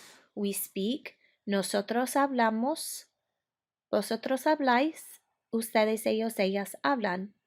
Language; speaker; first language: Spanish; non-native, fluent; English